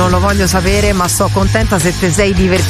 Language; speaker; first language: Italian; native; Italian